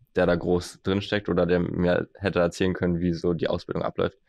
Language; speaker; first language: German; native; German